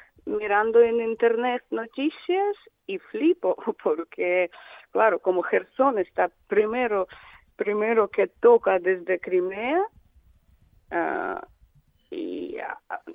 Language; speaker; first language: Spanish; non-native, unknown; Russian